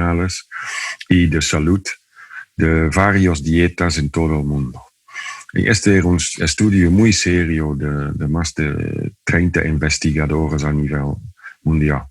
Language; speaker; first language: Spanish; non-native, fluent; Dutch